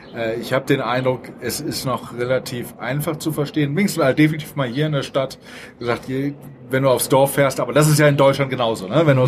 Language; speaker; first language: German; native; German